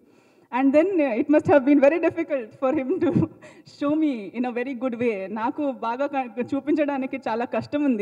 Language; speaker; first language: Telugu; non-native, learner; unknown